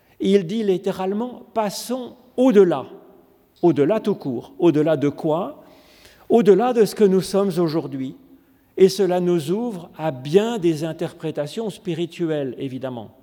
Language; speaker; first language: French; native; French